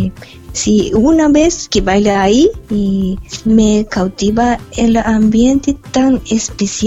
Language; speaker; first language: Spanish; non-native, fluent; Japanese